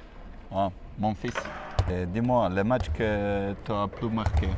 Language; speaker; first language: French; non-native, learner; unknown